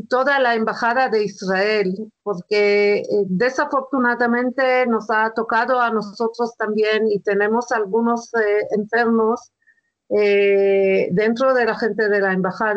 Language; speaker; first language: Spanish; non-native, fluent; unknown